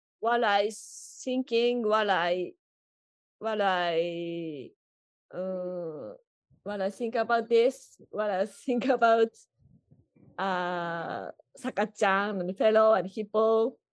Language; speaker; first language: English; non-native, learner; Japanese